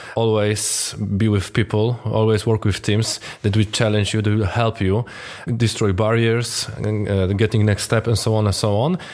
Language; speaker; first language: English; non-native, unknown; Polish